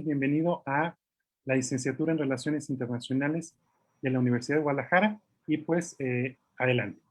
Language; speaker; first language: Spanish; native; Spanish